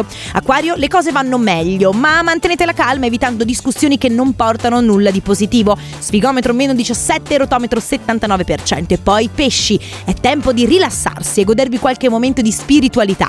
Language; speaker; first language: Italian; native; Italian